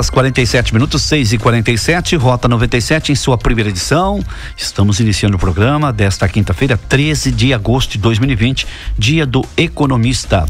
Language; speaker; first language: Portuguese; native; Portuguese